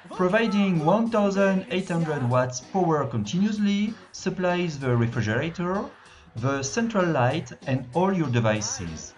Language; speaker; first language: English; non-native, fluent; French